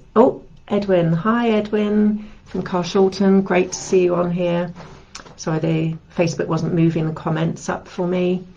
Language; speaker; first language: English; native; English